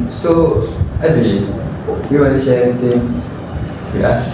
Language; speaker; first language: English; non-native, learner; Malay